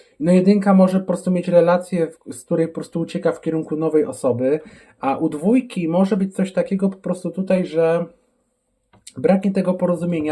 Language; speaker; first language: Polish; native; Polish